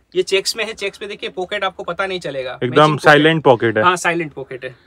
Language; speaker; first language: Hindi; non-native, local second language; Gujarati